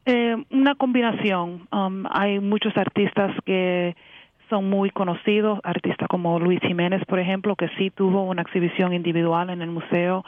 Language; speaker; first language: Spanish; early bilingual, heritage; Spanish